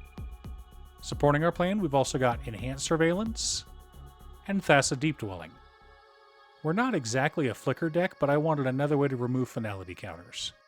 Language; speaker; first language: English; native; English